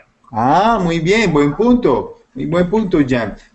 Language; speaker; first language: Spanish; native; Spanish